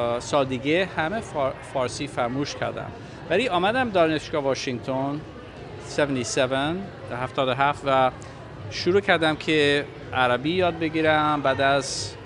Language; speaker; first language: Persian; non-native, fluent; English